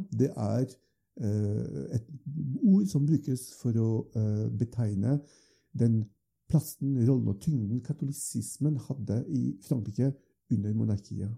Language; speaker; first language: Norwegian; non-native, fluent; French